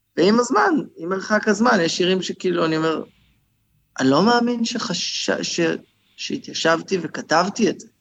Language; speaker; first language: Hebrew; native; Hebrew